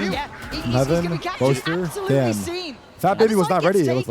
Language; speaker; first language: English; native; English